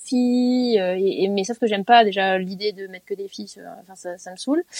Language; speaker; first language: French; native; French